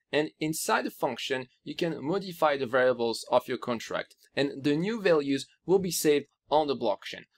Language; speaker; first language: English; non-native, fluent; French